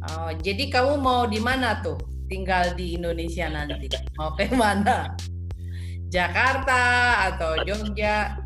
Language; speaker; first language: Indonesian; early bilingual, heritage; Indonesian